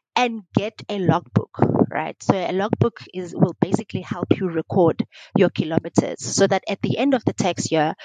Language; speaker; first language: English; non-native, local second language; Xhosa